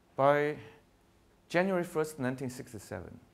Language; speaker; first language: English; non-native, fluent; Chinese